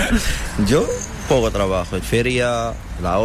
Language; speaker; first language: Spanish; non-native, learner; Arabic